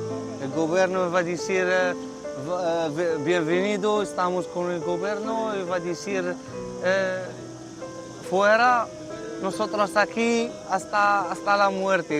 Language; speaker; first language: Spanish; non-native, learner; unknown